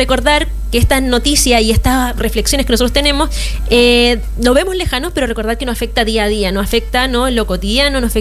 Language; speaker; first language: Spanish; native; Spanish